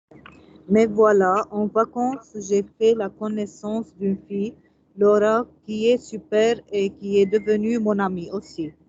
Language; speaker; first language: French; non-native, learner; Arabic